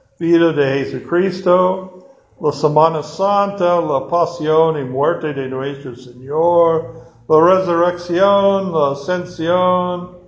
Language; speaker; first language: Spanish; non-native, fluent; English